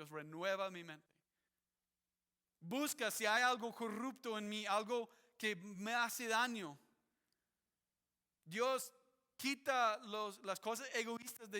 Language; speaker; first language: Spanish; non-native, fluent; English